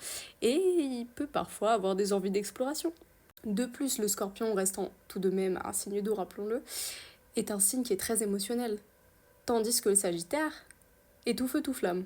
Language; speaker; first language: French; native; French